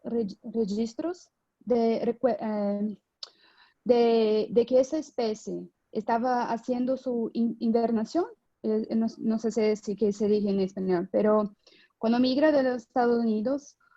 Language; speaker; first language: Spanish; non-native, fluent; Portuguese